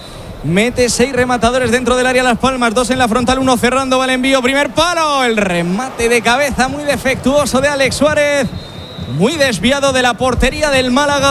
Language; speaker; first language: Spanish; native; Spanish